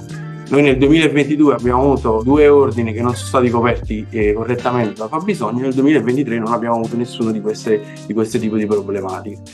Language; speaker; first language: Italian; native; Italian